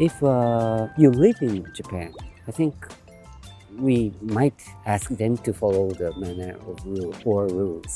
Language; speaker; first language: English; non-native, learner; Japanese